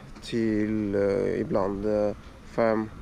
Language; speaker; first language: Swedish; early bilingual, other home language; Russian